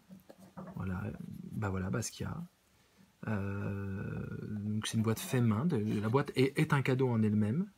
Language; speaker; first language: French; native; French